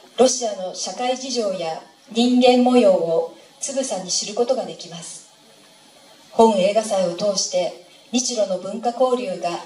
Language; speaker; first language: Japanese; native; Japanese